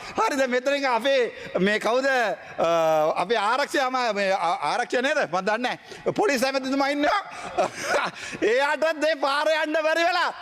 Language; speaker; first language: Sinhala; non-native, local second language; Tamil